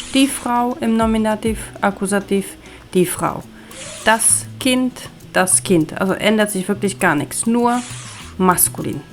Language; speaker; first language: German; non-native, fluent; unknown